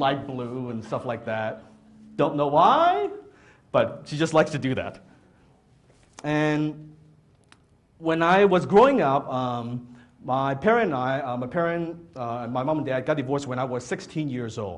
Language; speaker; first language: English; non-native, fluent; Cantonese